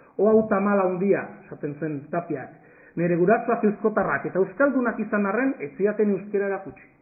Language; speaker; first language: Basque; non-native, local second language; Spanish